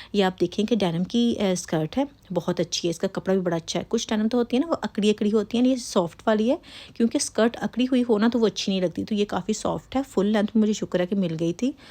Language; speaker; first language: Urdu; native; Urdu